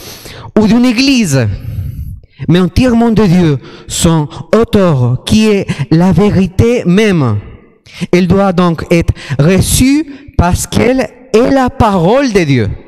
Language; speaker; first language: French; non-native, fluent; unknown